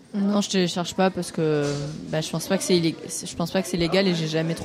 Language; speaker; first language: French; native; French